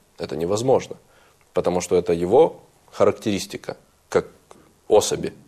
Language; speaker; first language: Russian; native; Russian